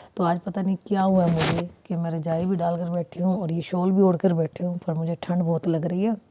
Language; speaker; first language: Hindi; non-native, local second language; Punjabi